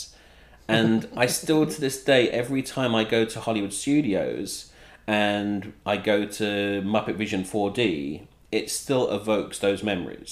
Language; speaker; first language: English; native; English